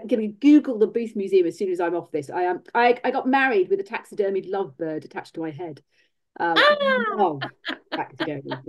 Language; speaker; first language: English; native; English